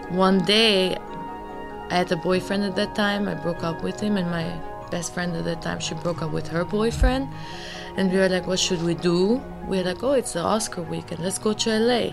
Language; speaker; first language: English; early bilingual, other home language; Albanian